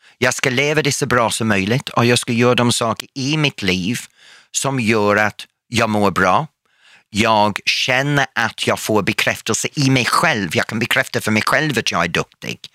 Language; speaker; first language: Swedish; non-native, fluent; English